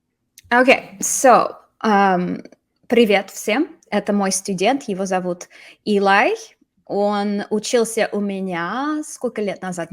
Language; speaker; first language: Russian; non-native, fluent; English